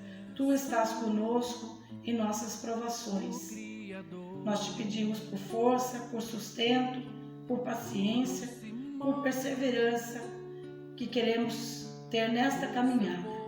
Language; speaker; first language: Portuguese; native; Portuguese